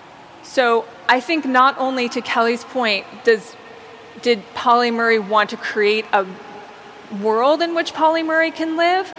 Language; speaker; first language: English; native; English